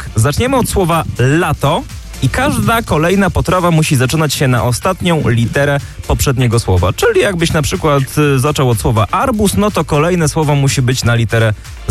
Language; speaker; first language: Polish; native; Polish